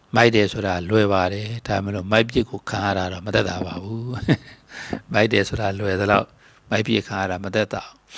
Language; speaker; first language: Burmese; native; Burmese